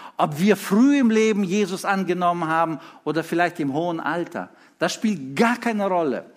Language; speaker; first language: German; early bilingual, other home language; Russian